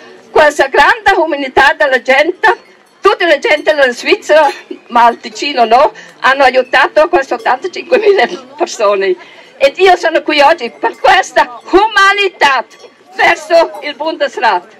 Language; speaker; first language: Italian; non-native, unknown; German